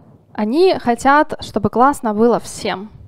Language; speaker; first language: Russian; native; Russian